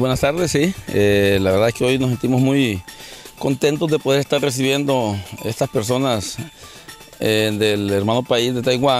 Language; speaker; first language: Spanish; native; Spanish